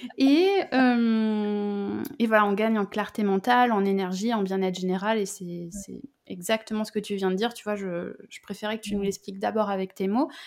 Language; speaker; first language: French; native; French